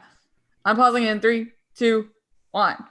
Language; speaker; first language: English; native; English